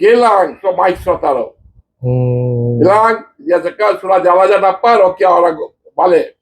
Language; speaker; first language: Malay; non-native, learner; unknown